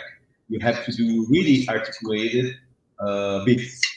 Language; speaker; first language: English; non-native, learner; Portuguese